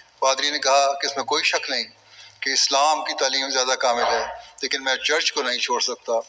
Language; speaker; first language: Urdu; native; Urdu